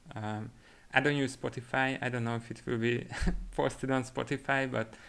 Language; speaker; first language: English; non-native, fluent; Hungarian